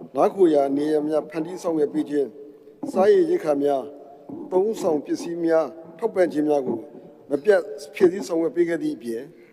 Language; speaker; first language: Burmese; native; Burmese